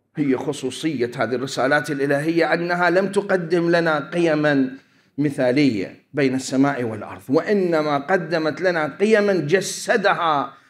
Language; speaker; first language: Arabic; native; Arabic